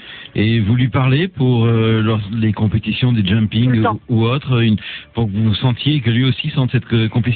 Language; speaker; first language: French; native; French